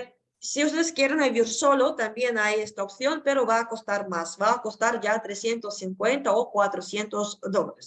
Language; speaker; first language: Spanish; non-native, fluent; Russian